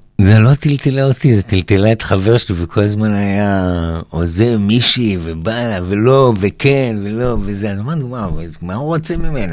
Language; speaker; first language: Hebrew; native; Hebrew